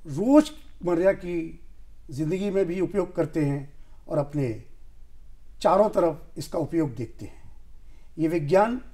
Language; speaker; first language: Hindi; native; Hindi